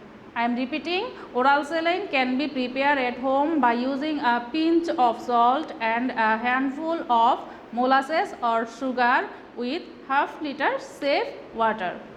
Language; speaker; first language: English; non-native, local second language; Bangla